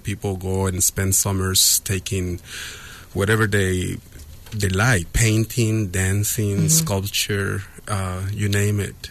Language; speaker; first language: English; non-native, fluent; Spanish